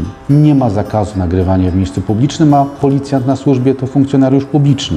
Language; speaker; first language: Polish; native; Polish